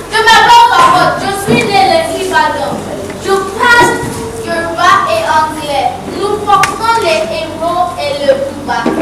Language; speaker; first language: French; non-native, learner; Yoruba